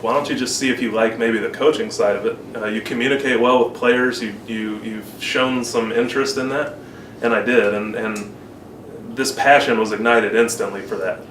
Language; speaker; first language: English; native; English